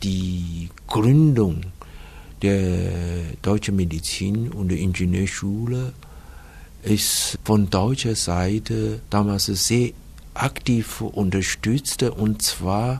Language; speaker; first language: German; non-native, fluent; Chinese